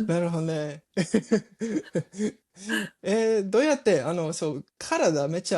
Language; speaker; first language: Japanese; non-native, learner; English